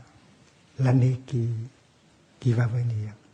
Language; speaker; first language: French; non-native, fluent; Vietnamese